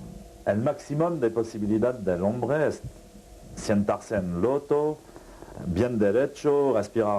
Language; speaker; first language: Spanish; non-native, fluent; French